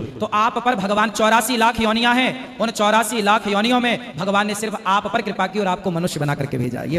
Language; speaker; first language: Hindi; native; Hindi